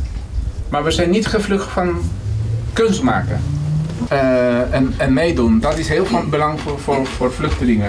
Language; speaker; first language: Dutch; non-native, fluent; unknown